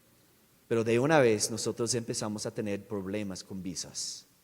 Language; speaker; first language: Spanish; non-native, fluent; English